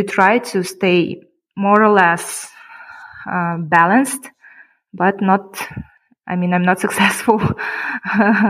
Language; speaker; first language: English; non-native, fluent; Kyrgyz